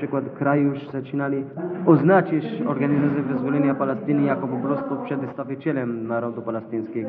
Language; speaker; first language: Polish; non-native, learner; Arabic